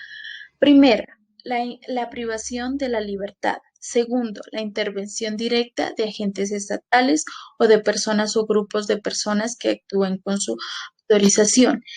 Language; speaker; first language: Spanish; native; Spanish